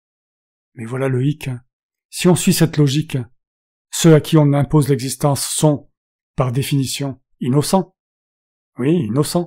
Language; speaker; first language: French; native; French